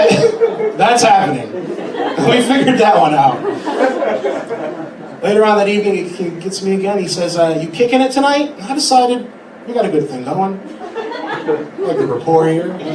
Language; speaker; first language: English; native; English